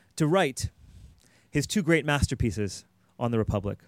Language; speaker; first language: English; native; English